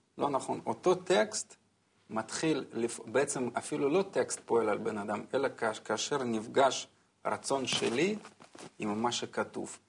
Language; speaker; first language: Hebrew; non-native, fluent; Russian